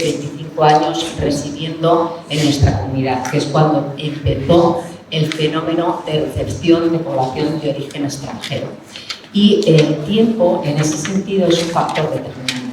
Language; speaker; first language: Spanish; native; Spanish